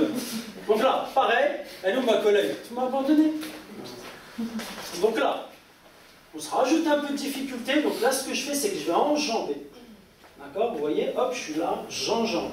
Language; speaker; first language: French; native; French